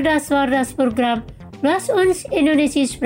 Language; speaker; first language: German; non-native, fluent; Indonesian